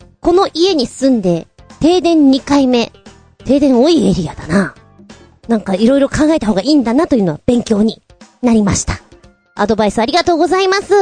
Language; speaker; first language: Japanese; native; Japanese